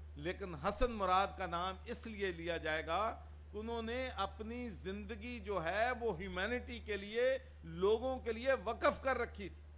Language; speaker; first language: Urdu; non-native, local second language; Punjabi